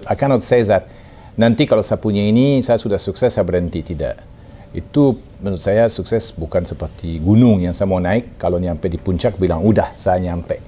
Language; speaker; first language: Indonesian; non-native, fluent; French